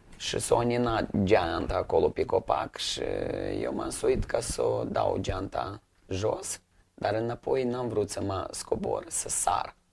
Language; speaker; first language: Romanian; non-native, local second language; Russian